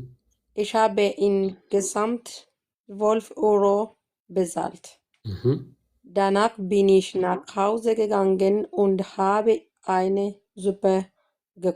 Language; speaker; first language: German; non-native, learner; Amharic